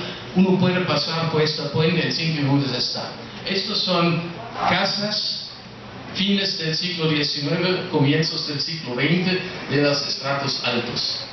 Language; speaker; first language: Spanish; non-native, fluent; German